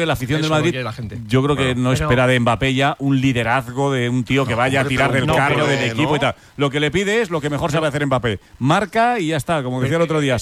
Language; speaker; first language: Spanish; native; Spanish